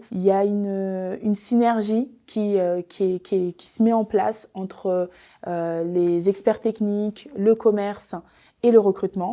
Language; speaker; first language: French; native; French